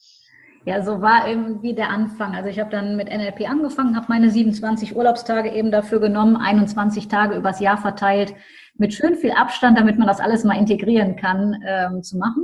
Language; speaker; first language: German; native; German